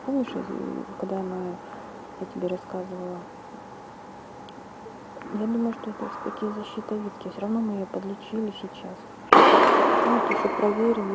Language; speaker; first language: Russian; native; Russian